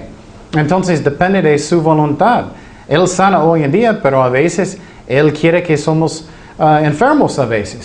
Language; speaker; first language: Spanish; non-native, fluent; English